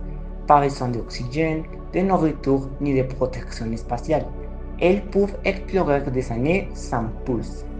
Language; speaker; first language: French; non-native, fluent; Spanish